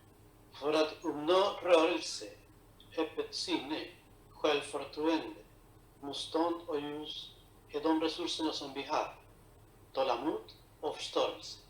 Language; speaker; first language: Swedish; non-native, fluent; Spanish